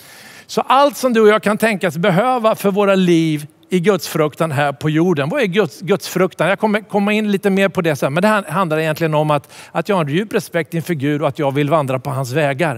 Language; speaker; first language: Swedish; native; Swedish